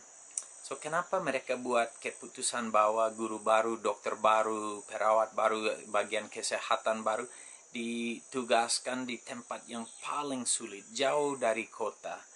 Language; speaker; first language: Indonesian; non-native, fluent; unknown